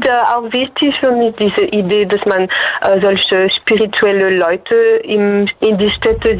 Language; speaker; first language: German; non-native, fluent; French